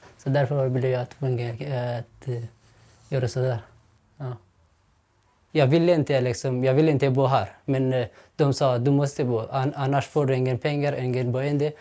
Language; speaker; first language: Swedish; non-native, fluent; Persian